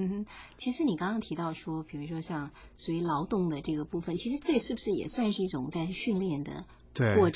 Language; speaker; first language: Chinese; native; Chinese